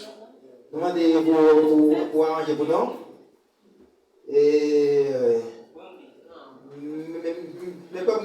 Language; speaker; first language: French; non-native, learner; Haitian Creole